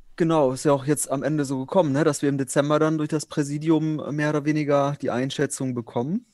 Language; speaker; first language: German; early bilingual, other home language; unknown